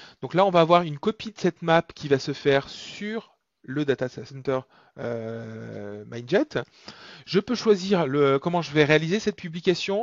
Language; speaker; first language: French; native; French